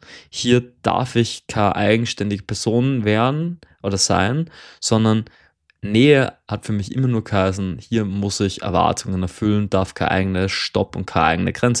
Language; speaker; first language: German; native; German